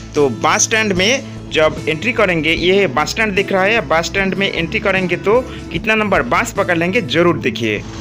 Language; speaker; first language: Hindi; non-native, local second language; Odia